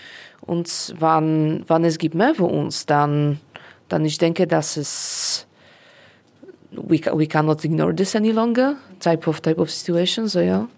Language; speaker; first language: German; non-native, learner; Polish